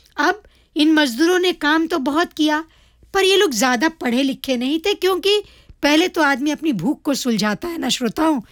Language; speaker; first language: Hindi; early bilingual, heritage; Hindi